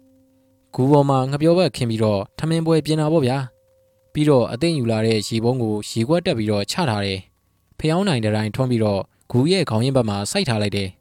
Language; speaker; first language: Burmese; native; Burmese